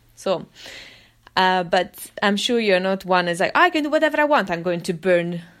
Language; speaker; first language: English; non-native, fluent; Italian